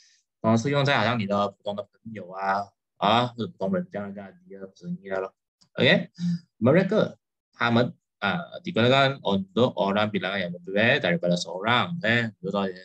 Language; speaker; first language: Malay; non-native, local second language; Chinese